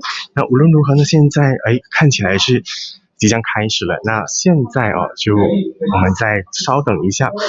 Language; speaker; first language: Chinese; native; Chinese